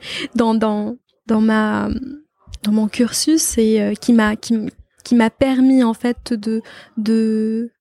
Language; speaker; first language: French; non-native, local second language; Arabic